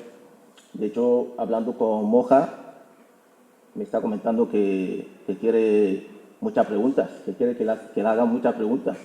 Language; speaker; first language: Spanish; non-native, fluent; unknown